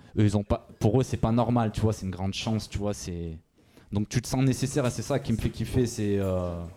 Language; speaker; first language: French; native; French